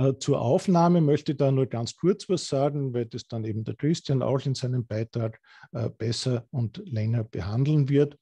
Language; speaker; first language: German; native; German